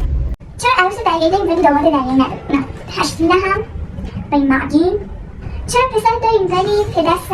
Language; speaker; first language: Persian; native; Persian